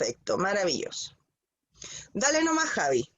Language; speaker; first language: Spanish; native; Spanish